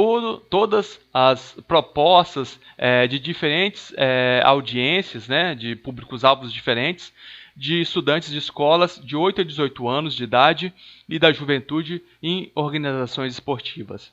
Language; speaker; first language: Portuguese; native; Portuguese